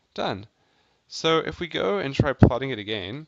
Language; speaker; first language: English; native; English